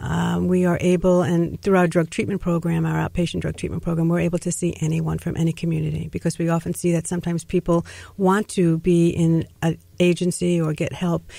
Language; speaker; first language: English; native; English